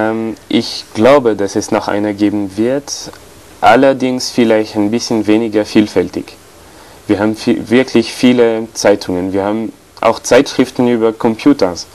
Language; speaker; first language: German; non-native, fluent; French